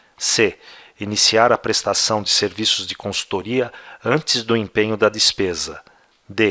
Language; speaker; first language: Portuguese; native; Portuguese